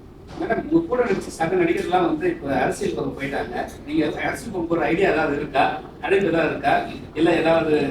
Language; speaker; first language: Tamil; native; Tamil